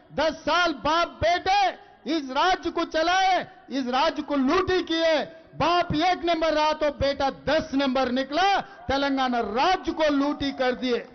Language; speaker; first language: Hindi; non-native, local second language; Telugu